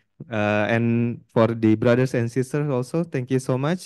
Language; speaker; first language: English; non-native, fluent; Indonesian